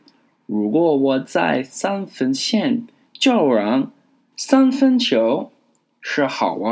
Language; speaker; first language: Chinese; non-native, learner; English